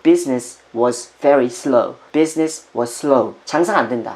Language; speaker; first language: English; non-native, fluent; Korean